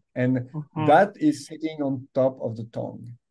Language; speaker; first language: English; non-native, fluent; French